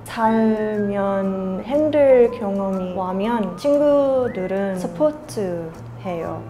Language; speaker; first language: Korean; non-native, learner; English